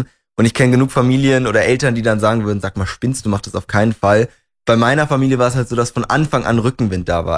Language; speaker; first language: German; native; German